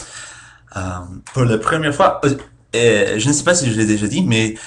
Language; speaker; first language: French; non-native, fluent; English